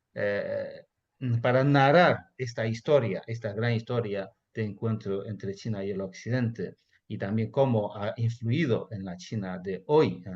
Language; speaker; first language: Spanish; non-native, fluent; Chinese